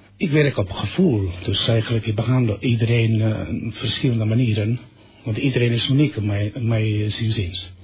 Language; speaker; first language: Dutch; non-native, fluent; Catalan